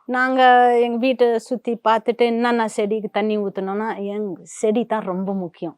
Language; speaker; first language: Tamil; non-native, local second language; French